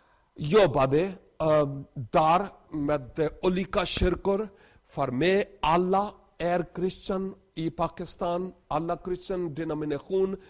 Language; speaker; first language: Swedish; non-native, learner; Urdu